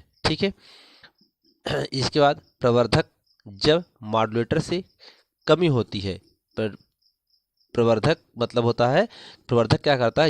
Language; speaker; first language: Hindi; native; Hindi